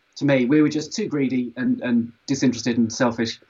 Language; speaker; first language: English; native; English